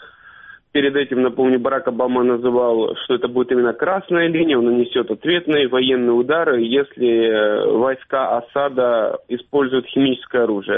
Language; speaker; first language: Russian; native; Russian